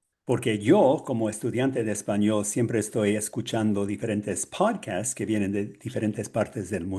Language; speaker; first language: Spanish; non-native, learner; English